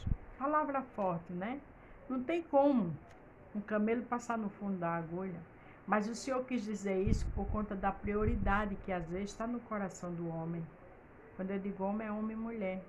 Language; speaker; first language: Portuguese; native; Portuguese